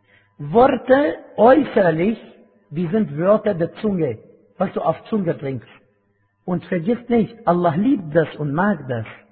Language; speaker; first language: German; non-native, fluent; Arabic